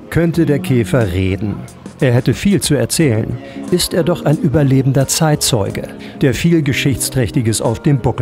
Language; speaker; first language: German; native; German